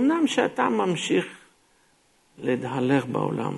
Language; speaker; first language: Hebrew; non-native, fluent; Russian